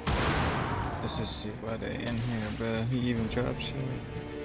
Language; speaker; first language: English; native; English